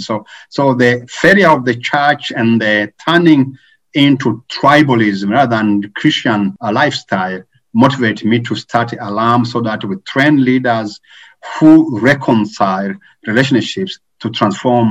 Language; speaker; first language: English; non-native, local second language; Kinyarwanda